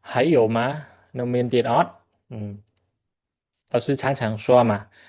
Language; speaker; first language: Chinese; non-native, fluent; Khmer